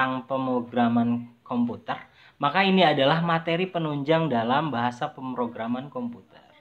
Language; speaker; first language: Indonesian; native; Indonesian